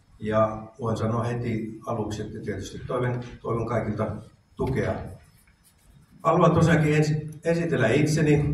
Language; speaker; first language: Finnish; native; Finnish